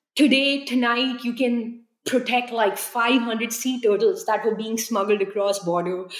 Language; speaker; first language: English; non-native, local second language; Hindi